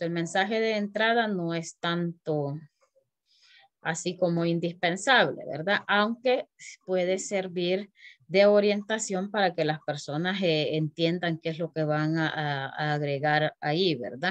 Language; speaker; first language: Spanish; native; Spanish